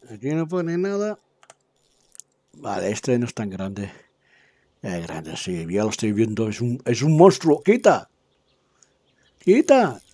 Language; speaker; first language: Spanish; native; Spanish